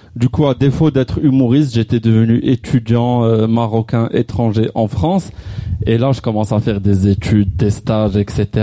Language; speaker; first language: French; non-native, local second language; Arabic